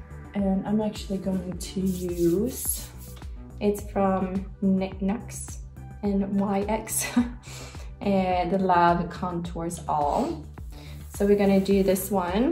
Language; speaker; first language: English; non-native, fluent; Swedish